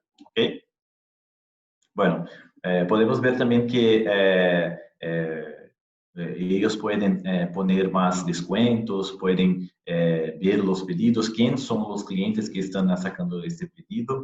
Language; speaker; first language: Spanish; non-native, fluent; Portuguese